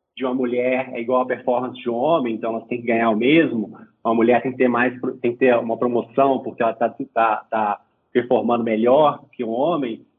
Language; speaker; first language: Portuguese; native; Portuguese